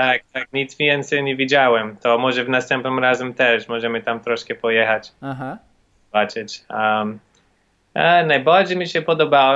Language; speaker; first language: Polish; non-native, learner; English